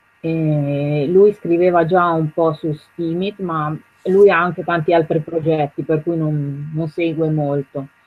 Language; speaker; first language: Italian; native; Italian